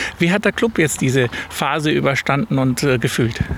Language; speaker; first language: German; native; German